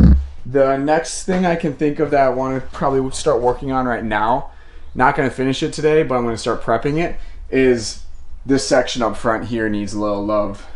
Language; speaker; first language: English; native; English